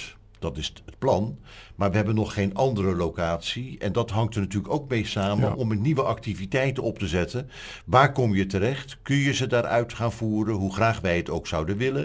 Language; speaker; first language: Dutch; native; Dutch